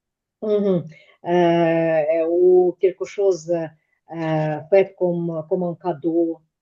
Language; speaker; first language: French; non-native, fluent; Ukrainian